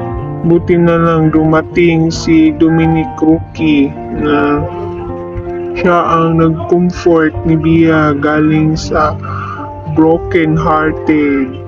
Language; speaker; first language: Filipino; native; Filipino